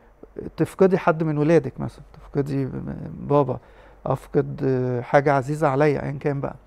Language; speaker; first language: Arabic; native; Arabic